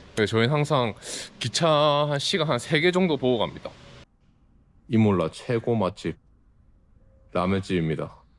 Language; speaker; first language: Korean; native; Korean